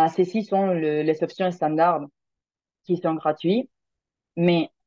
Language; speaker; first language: French; non-native, fluent; Spanish